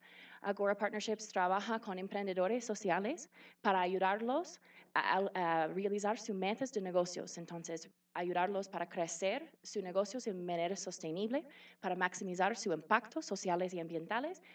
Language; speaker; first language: Spanish; non-native, fluent; English